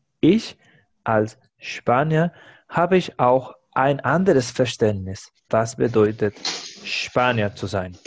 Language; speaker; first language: German; non-native, fluent; Spanish